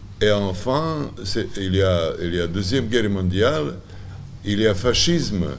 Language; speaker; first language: French; non-native, learner; Serbian